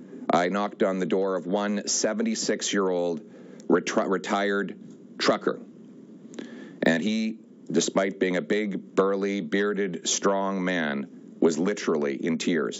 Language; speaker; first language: English; native; English